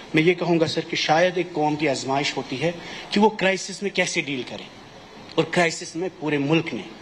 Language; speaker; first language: Hindi; non-native, local second language; Kashmiri